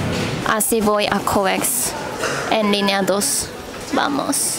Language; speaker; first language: Spanish; non-native, fluent; Korean